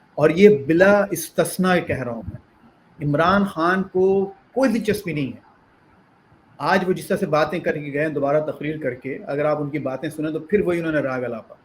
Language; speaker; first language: Urdu; native; Urdu